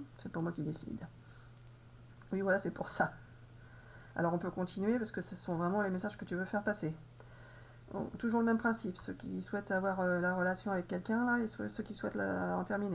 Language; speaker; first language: French; native; French